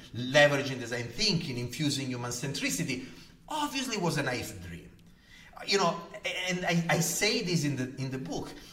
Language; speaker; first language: English; non-native, fluent; Italian